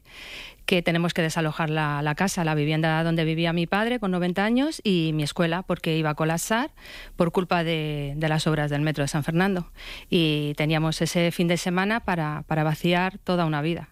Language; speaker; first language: Spanish; native; Spanish